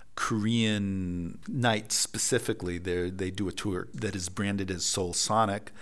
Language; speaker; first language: English; native; English